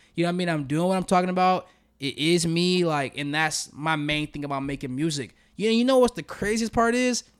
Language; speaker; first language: English; native; English